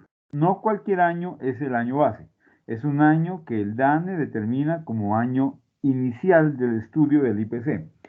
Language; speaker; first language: Spanish; native; Spanish